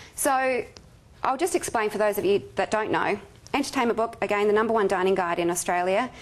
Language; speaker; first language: English; native; English